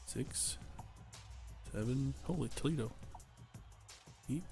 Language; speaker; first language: English; native; English